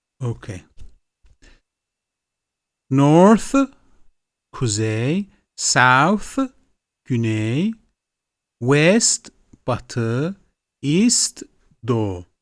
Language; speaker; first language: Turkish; non-native, fluent; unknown